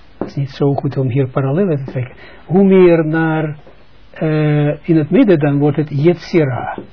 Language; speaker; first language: Dutch; non-native, fluent; Russian